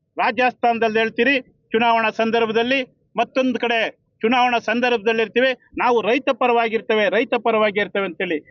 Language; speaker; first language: Kannada; native; Kannada